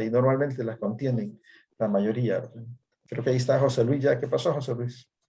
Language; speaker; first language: Spanish; native; Spanish